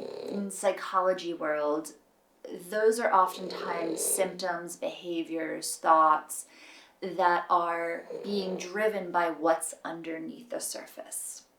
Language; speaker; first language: English; native; English